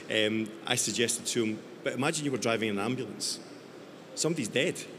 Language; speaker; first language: English; native; English